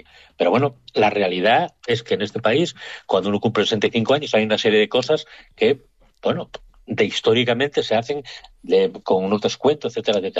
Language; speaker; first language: Spanish; native; Spanish